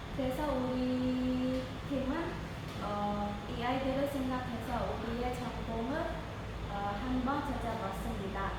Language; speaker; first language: Korean; non-native, learner; Khmer